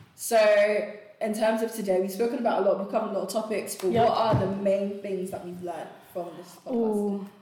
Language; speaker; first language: English; non-native, local second language; Akan